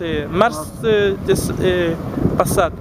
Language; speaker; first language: Portuguese; non-native, local second language; Kabuverdianu